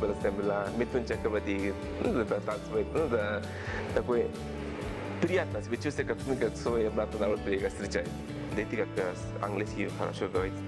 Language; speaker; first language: Russian; non-native, learner; Tamil